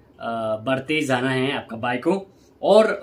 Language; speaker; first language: Hindi; non-native, local second language; Kok Borok